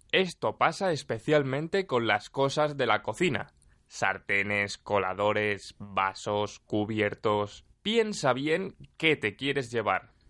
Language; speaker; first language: Spanish; native; Spanish